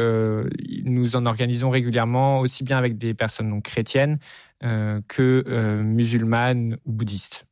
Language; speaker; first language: French; native; French